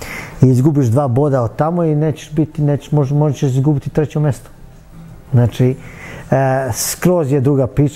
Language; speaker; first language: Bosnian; early bilingual, heritage; Bosnian